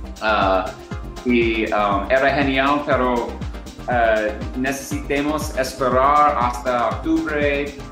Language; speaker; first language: Spanish; non-native, learner; English